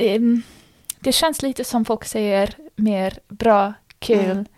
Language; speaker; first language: Swedish; non-native, fluent; English